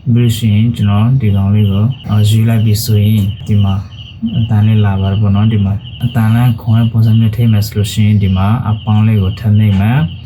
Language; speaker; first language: Burmese; non-native, local second language; Shan